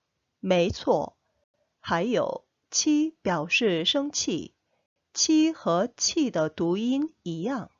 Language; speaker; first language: Chinese; non-native, fluent; Korean